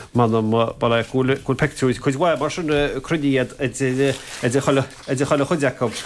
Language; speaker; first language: Irish; native; Irish